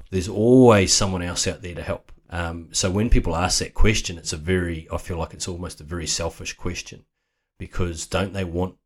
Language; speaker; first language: English; native; English